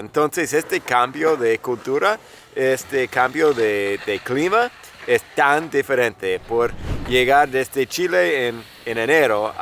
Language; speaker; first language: Spanish; non-native, fluent; English